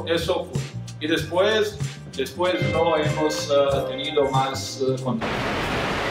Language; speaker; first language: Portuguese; non-native, learner; Croatian